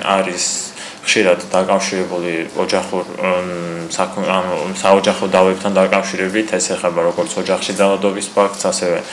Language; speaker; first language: Georgian; non-native, local second language; Azerbaijani